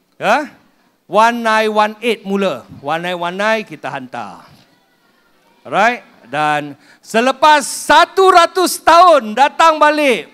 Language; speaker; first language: Malay; non-native, local second language; Min Nan Chinese